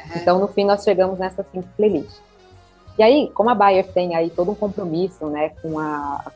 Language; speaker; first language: Portuguese; native; Portuguese